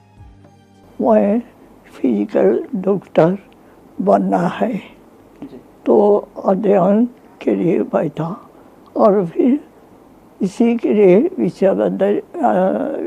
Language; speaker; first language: Hindi; non-native, fluent; Japanese